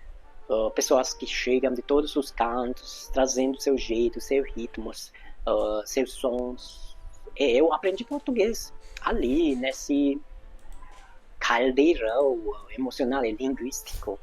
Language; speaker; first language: Portuguese; non-native, fluent; Hungarian